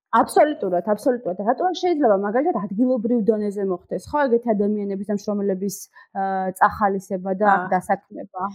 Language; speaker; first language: Georgian; native; Georgian